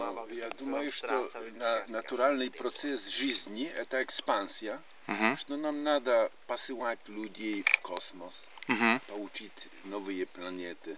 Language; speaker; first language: Russian; non-native, learner; Polish